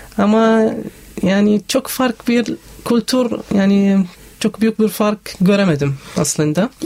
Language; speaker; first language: Turkish; non-native, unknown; Arabic